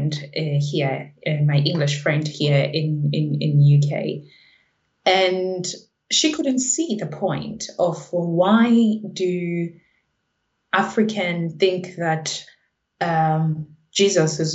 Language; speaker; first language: English; non-native, local second language; Zulu